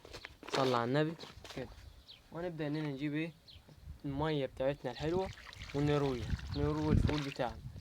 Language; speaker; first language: Arabic; native; Arabic